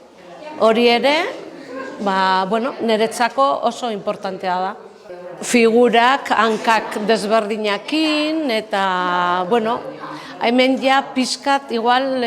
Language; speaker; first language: Basque; non-native, local second language; Spanish